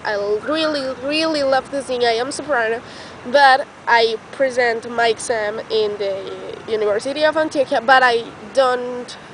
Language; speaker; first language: English; non-native, learner; Spanish